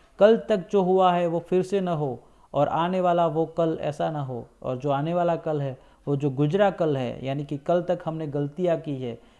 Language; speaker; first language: Hindi; non-native, local second language; Gujarati